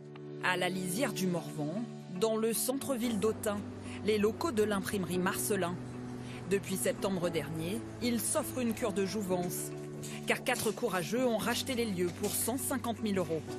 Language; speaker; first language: French; native; French